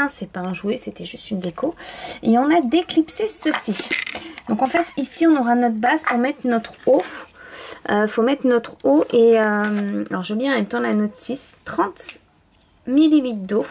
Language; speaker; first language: French; native; French